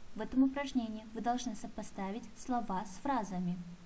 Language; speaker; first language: Russian; non-native, local second language; Kazakh